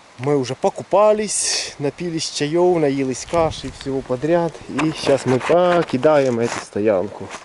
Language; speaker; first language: Russian; native; Russian